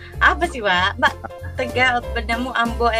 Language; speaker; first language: Indonesian; native; Indonesian